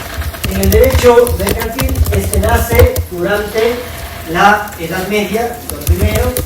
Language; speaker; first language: Spanish; native; Spanish